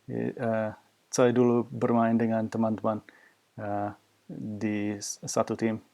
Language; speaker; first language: Indonesian; non-native, fluent; English